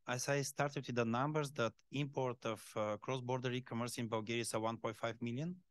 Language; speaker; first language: English; non-native, fluent; Bulgarian